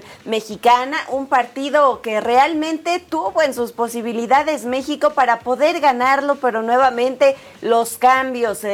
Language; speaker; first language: Spanish; native; Spanish